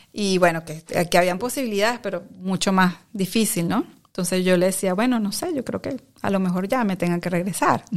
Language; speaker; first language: Spanish; native; Spanish